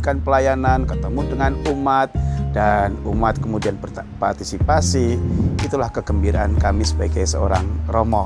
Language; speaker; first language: Indonesian; non-native, local second language; Javanese